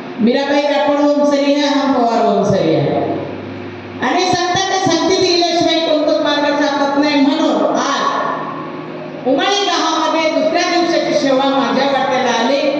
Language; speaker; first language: Marathi; non-native, local second language; Rajasthani